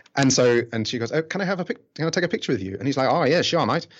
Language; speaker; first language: English; native; English